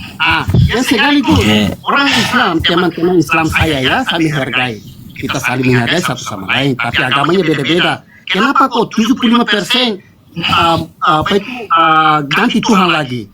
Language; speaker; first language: Indonesian; non-native, fluent; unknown